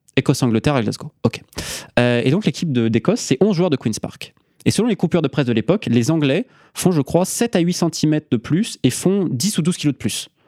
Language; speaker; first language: French; native; French